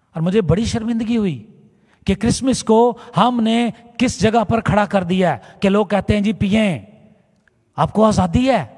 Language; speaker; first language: Urdu; non-native, local second language; Punjabi